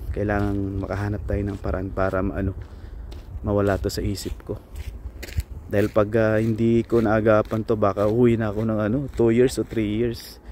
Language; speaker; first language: Filipino; native; Filipino